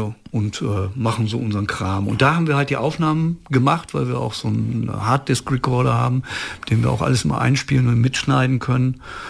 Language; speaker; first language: German; native; German